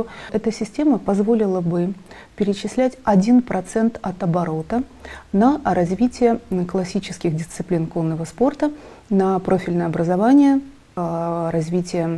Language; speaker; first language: Russian; native; Russian